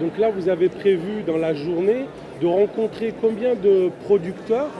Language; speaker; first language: French; native; French